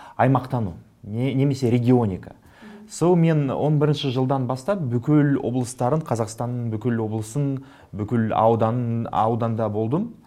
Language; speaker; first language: Kazakh; non-native, local second language; Russian